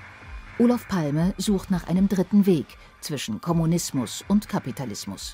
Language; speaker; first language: German; native; German